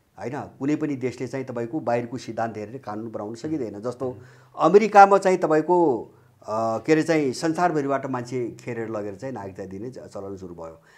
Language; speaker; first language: Nepali; native; Nepali